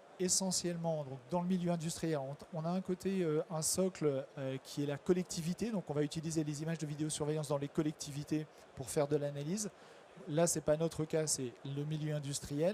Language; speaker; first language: French; native; French